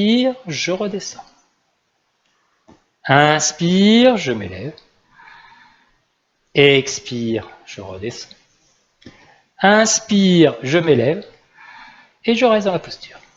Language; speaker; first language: French; native; French